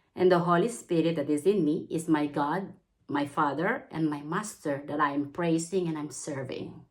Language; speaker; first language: English; non-native, local second language; Filipino